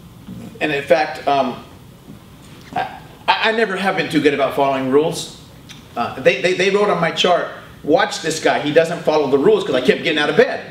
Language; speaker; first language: English; native; English